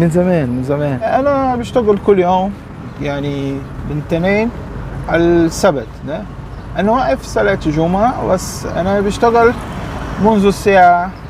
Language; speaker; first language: Arabic; non-native, learner; Portuguese